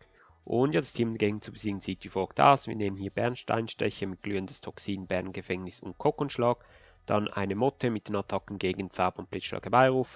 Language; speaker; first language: German; native; German